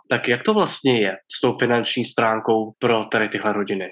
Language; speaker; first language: Czech; native; Czech